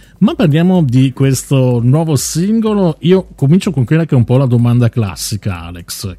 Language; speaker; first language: Italian; native; Italian